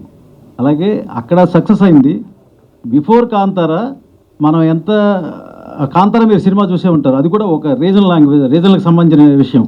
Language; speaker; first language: Telugu; native; Telugu